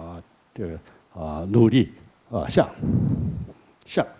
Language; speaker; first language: Chinese; non-native, learner; Korean